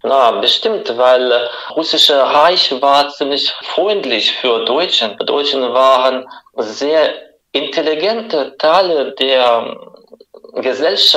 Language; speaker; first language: German; non-native, fluent; Russian